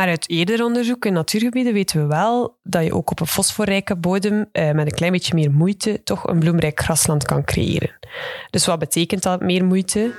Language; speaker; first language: Dutch; native; Dutch